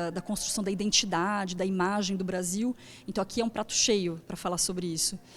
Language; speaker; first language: Portuguese; native; Portuguese